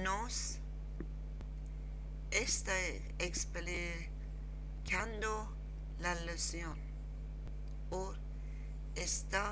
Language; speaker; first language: Spanish; non-native, learner; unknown